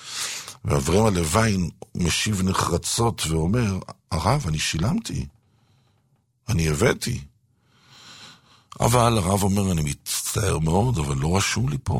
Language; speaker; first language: Hebrew; native; Hebrew